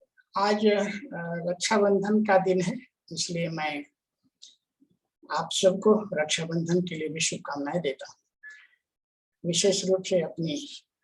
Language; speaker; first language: Hindi; native; Hindi